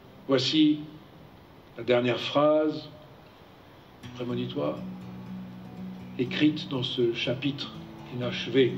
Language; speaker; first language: French; native; French